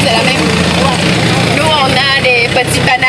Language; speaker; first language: French; non-native, fluent; Thai